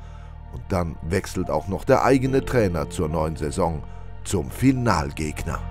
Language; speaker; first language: German; native; German